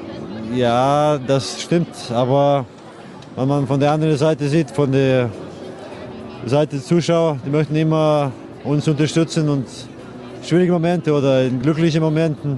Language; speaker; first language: German; non-native, fluent; Icelandic